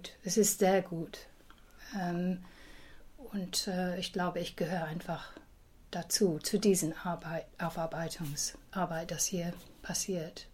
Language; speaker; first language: German; early bilingual, heritage; English